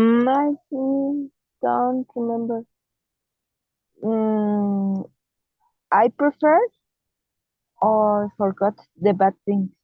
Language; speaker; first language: English; non-native, learner; Spanish